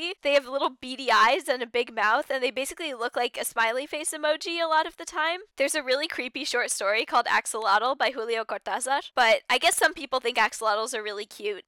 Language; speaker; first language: English; native; English